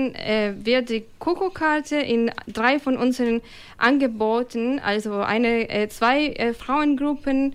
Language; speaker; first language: German; non-native, fluent; Spanish